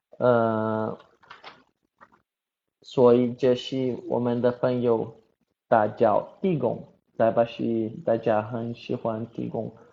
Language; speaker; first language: Chinese; non-native, learner; Portuguese